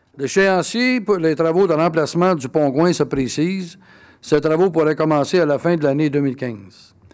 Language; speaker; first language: French; native; French